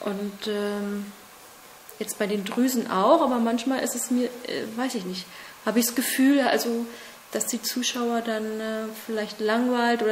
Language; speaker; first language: German; native; German